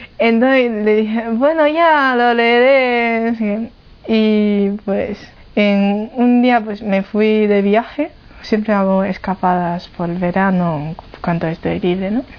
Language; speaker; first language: Spanish; non-native, fluent; Chinese